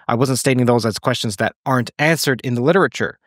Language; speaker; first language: English; native; English